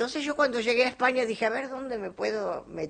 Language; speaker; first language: Spanish; native; Spanish